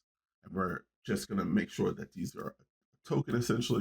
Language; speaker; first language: English; native; English